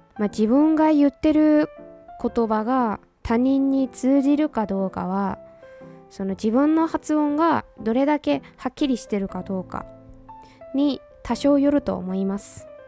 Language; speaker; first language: Japanese; non-native, fluent; Burmese